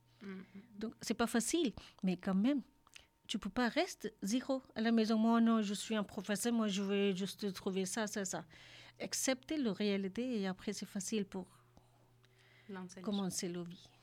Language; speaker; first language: French; non-native, learner; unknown